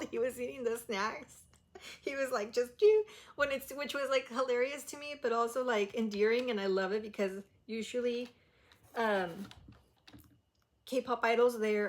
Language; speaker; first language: English; early bilingual, other home language; Spanish